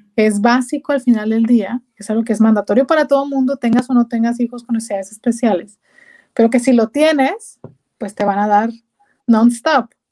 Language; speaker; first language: Spanish; native; Spanish